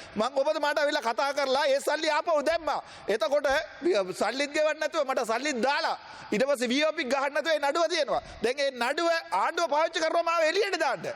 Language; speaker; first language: Sinhala; non-native, local second language; Tamil